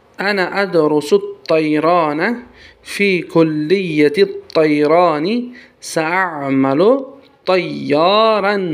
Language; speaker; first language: Arabic; non-native, fluent; Tajik